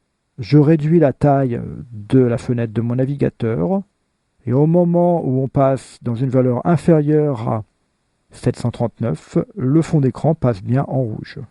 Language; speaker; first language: French; native; French